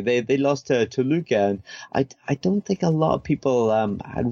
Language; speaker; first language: English; native; English